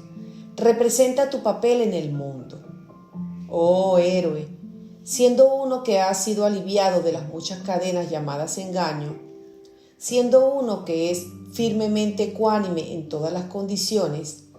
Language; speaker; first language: Spanish; native; Spanish